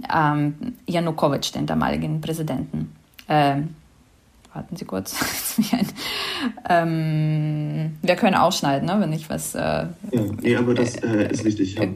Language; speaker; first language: German; non-native, fluent; Ukrainian